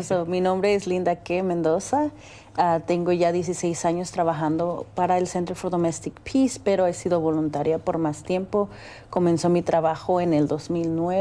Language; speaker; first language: Spanish; early bilingual, heritage; Spanish